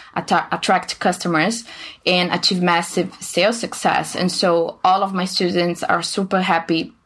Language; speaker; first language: English; non-native, fluent; Portuguese